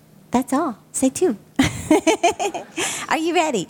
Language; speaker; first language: English; native; English